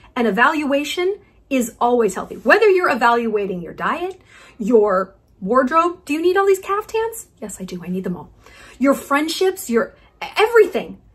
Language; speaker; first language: English; native; English